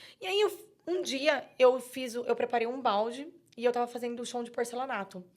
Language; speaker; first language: Portuguese; native; Portuguese